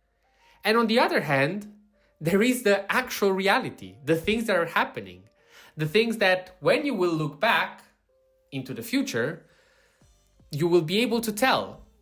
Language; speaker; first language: English; non-native, fluent; Italian